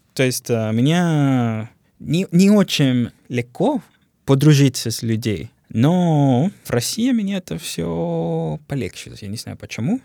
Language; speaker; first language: Russian; non-native, learner; Spanish